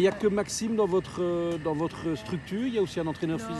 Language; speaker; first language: French; native; French